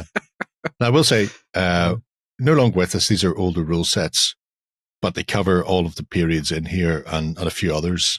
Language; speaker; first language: English; native; English